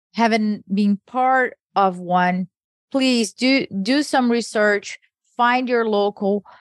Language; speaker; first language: English; early bilingual, other home language; Portuguese